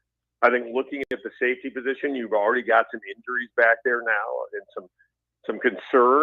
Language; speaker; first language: English; native; English